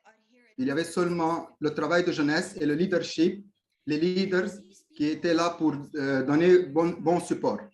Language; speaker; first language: French; non-native, local second language; Arabic